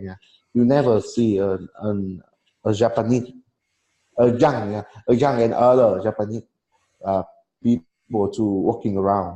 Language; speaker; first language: English; non-native, learner; Vietnamese